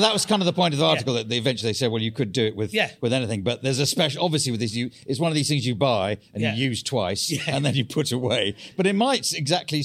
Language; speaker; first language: English; non-native, fluent; German